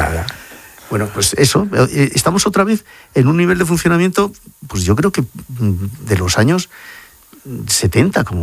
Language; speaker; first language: Spanish; native; Spanish